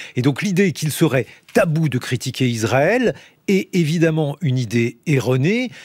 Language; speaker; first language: French; native; French